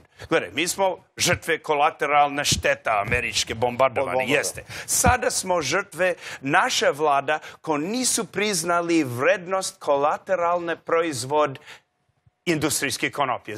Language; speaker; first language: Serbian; non-native, learner; English